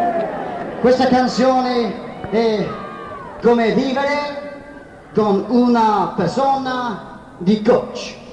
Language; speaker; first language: Italian; non-native, learner; English